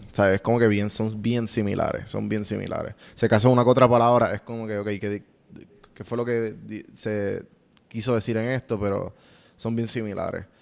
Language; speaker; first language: Spanish; native; Spanish